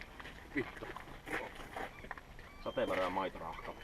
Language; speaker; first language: Finnish; native; Finnish